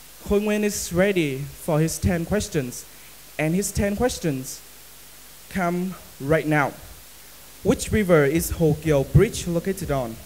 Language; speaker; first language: English; non-native, fluent; Vietnamese